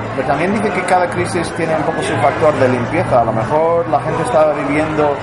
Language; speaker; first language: Spanish; non-native, fluent; English